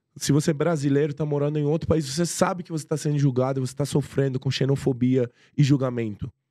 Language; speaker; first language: Portuguese; non-native, fluent; Persian